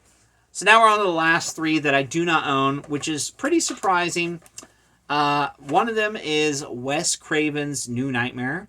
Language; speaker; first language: English; native; English